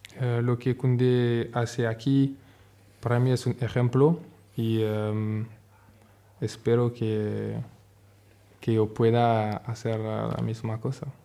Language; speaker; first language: Spanish; non-native, learner; French